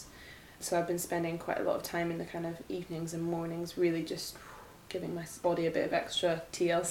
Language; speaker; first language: English; native; English